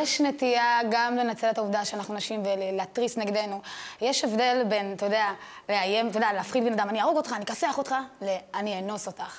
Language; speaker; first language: Hebrew; native; Hebrew